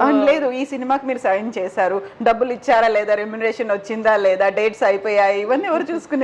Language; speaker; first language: Telugu; native; Telugu